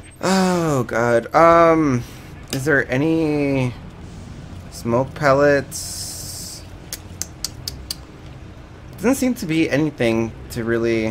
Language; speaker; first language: English; native; English